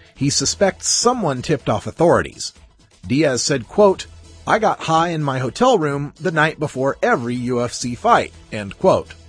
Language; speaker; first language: English; native; English